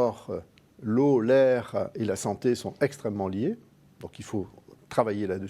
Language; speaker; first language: French; native; French